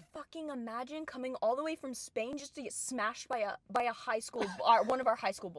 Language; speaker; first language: English; native; English